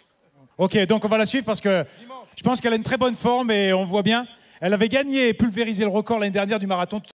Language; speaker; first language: French; native; French